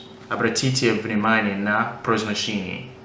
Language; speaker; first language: Russian; non-native, fluent; English